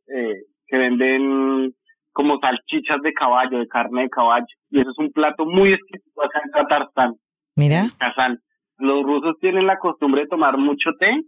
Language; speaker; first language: Spanish; native; Spanish